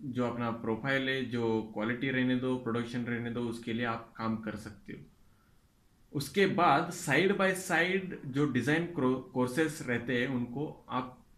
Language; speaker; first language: Hindi; non-native, local second language; Kannada